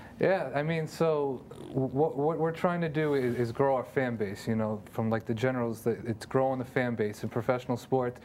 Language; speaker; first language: English; native; English